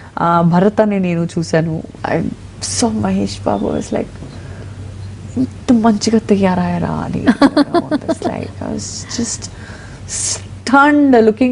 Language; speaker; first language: Telugu; early bilingual, heritage; Telugu